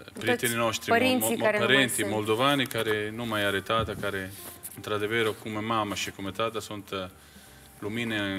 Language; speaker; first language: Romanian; non-native, fluent; Italian